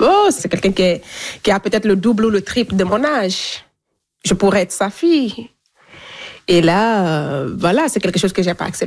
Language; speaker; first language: French; non-native, local second language; Fula